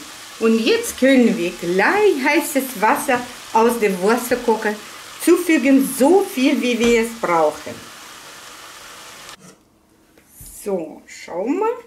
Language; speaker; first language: German; non-native, fluent; Russian